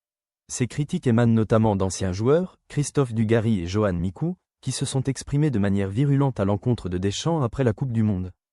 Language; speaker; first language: French; native; French